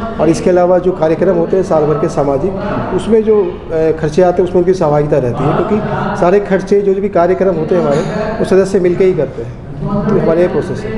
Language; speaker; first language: Hindi; native; Hindi